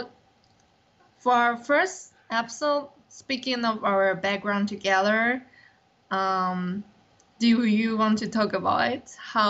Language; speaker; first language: English; non-native, learner; Chinese